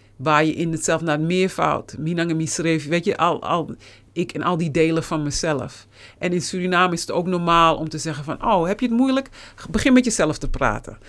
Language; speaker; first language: Dutch; native; Dutch